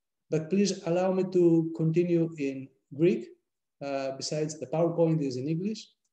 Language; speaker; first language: English; non-native, fluent; Greek